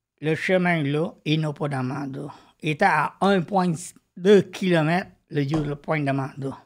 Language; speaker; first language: French; non-native, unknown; Vietnamese